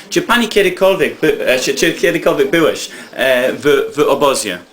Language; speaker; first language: Polish; non-native, learner; English